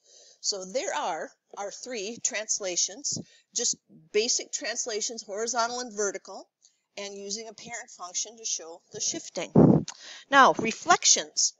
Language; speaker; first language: English; native; English